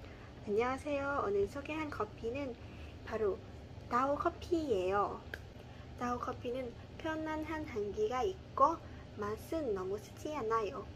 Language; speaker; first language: Korean; non-native, learner; Lao